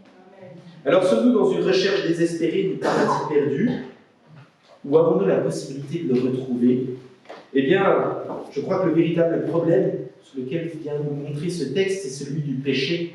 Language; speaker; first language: French; native; French